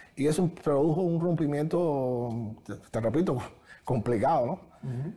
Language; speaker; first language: Spanish; native; Spanish